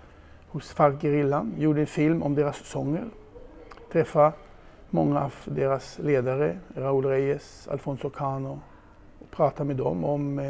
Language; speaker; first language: Swedish; non-native, fluent; Hebrew